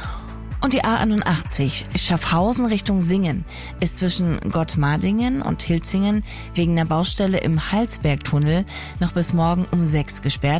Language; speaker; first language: German; native; German